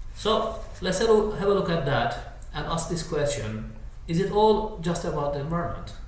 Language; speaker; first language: English; non-native, fluent; Turkish